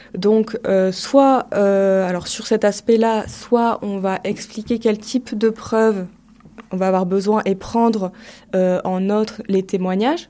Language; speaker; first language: French; native; French